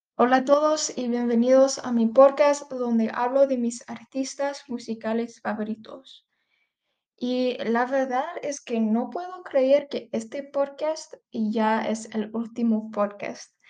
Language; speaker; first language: Spanish; early bilingual, heritage; English